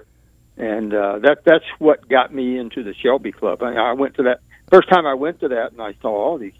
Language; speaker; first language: English; native; English